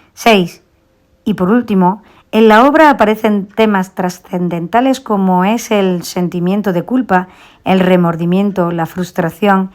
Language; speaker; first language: Spanish; native; Spanish